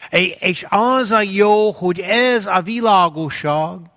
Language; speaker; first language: Hungarian; non-native, fluent; English